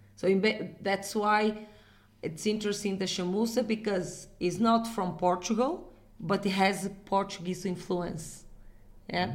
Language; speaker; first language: English; non-native, fluent; Portuguese